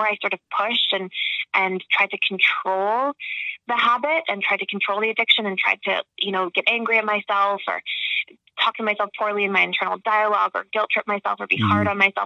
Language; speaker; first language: English; native; English